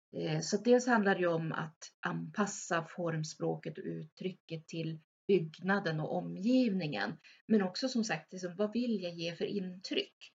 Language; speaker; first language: Swedish; native; Swedish